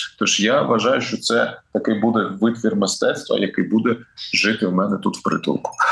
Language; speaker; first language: Ukrainian; non-native, local second language; Russian